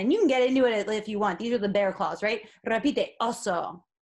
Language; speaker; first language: English; native; English